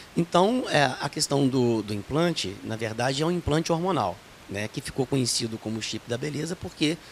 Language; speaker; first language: Portuguese; native; Portuguese